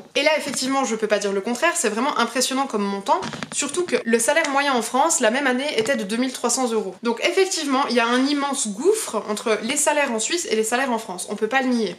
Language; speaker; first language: French; early bilingual, other home language; Hebrew